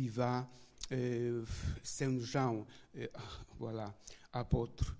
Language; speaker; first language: French; non-native, learner; Polish